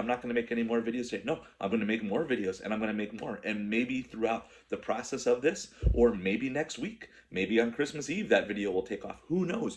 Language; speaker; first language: English; native; English